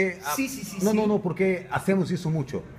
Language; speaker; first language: Spanish; non-native, learner; Portuguese